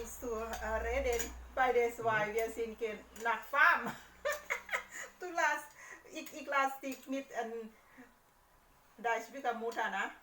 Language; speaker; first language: German; non-native, learner; Thai